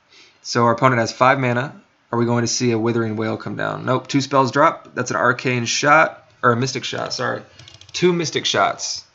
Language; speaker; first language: English; native; English